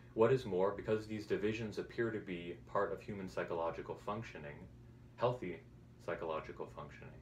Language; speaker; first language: English; native; English